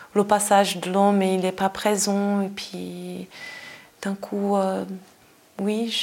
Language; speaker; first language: French; non-native, fluent; Portuguese